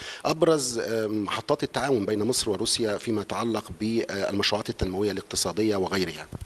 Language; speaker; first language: Arabic; native; Arabic